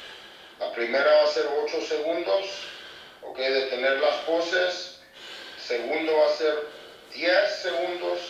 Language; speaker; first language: Spanish; early bilingual, heritage; Spanish